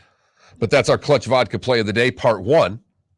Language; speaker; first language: English; native; English